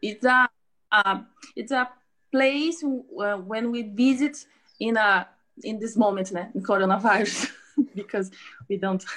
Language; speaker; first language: English; non-native, learner; Portuguese